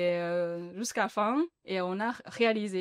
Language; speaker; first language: French; non-native, learner; Chinese